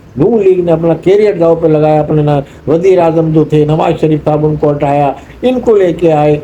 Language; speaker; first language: Urdu; non-native, local second language; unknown